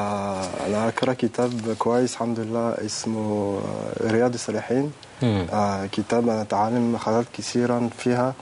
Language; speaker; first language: Arabic; non-native, learner; French